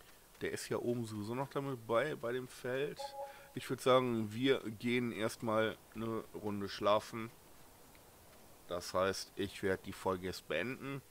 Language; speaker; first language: German; native; German